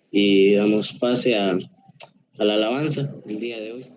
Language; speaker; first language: Spanish; native; Spanish